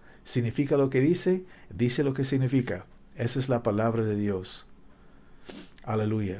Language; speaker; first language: Spanish; non-native, learner; English